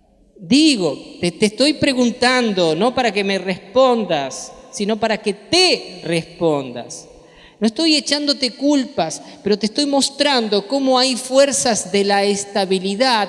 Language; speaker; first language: Spanish; native; Spanish